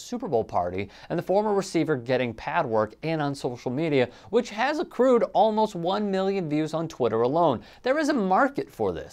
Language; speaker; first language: English; native; English